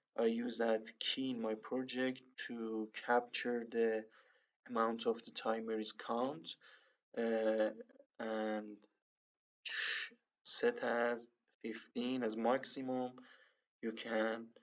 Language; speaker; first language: English; non-native, learner; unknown